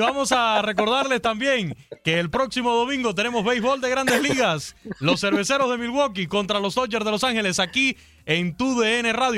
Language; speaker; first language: Spanish; native; Spanish